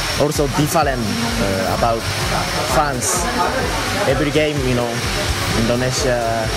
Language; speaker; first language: English; non-native, learner; Japanese